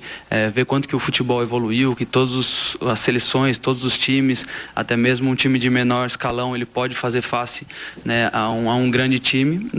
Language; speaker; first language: Portuguese; native; Portuguese